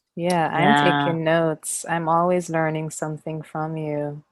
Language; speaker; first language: English; native; English